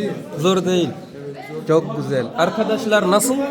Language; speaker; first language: Turkish; non-native, learner; Arabic